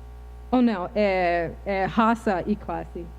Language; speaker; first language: Portuguese; non-native, fluent; English